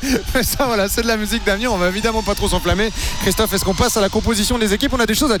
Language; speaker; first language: French; native; French